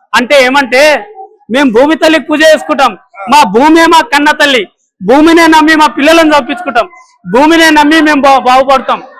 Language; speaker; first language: Telugu; non-native, local second language; Lambadi